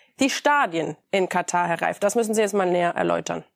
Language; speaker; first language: German; native; German